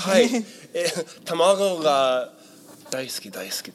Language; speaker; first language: Japanese; non-native, learner; English